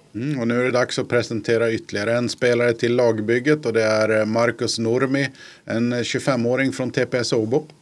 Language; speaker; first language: Swedish; native; Swedish